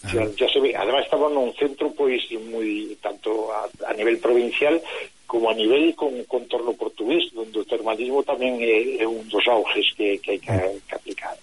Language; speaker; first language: Galician; native; Galician